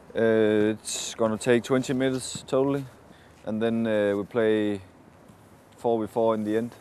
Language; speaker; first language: English; non-native, fluent; Danish